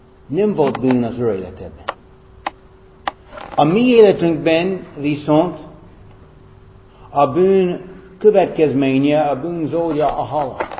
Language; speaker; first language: Hungarian; non-native, fluent; English